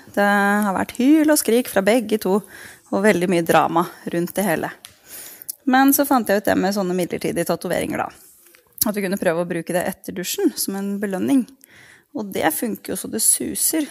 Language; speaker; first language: Norwegian; native; Norwegian